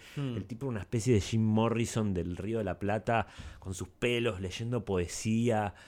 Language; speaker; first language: Spanish; native; Spanish